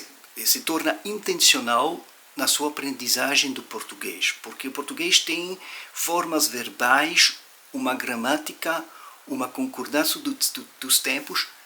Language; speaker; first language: Portuguese; non-native, fluent; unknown